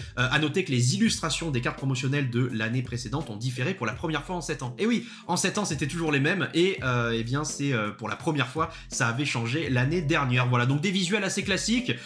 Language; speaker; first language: French; native; French